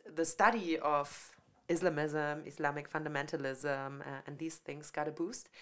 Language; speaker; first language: English; non-native, fluent; German